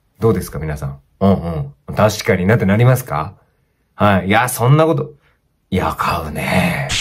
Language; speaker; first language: Japanese; native; Japanese